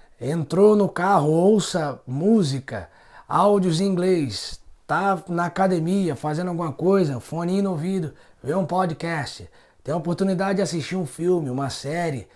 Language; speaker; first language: Portuguese; native; Portuguese